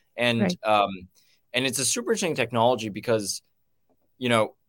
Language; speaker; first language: English; native; English